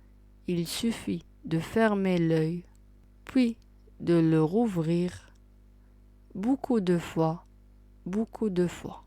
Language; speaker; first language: French; non-native, local second language; Arabic